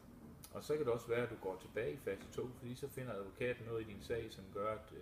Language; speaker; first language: Danish; native; Danish